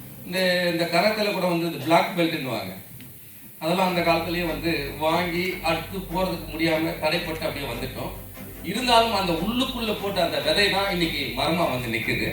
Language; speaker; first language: Tamil; native; Tamil